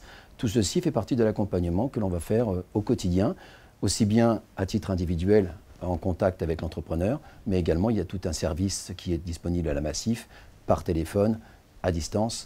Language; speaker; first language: French; native; French